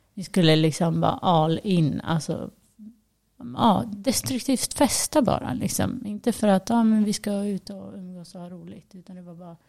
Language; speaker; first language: Swedish; early bilingual, other home language; Portuguese